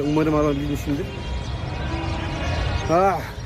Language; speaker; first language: Turkish; native; Turkish